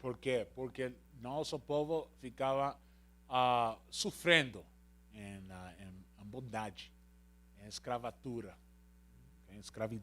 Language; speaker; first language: Portuguese; non-native, learner; Spanish